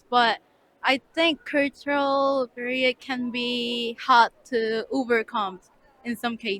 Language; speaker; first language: English; non-native, fluent; Korean